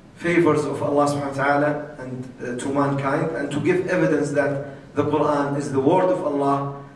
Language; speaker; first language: English; non-native, fluent; Arabic